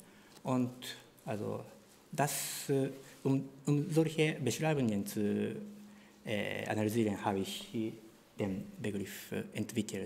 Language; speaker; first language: German; non-native, fluent; Japanese